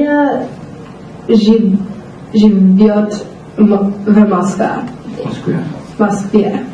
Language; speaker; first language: Russian; non-native, learner; English